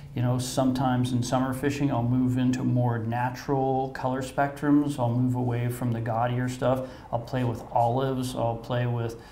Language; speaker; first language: English; native; English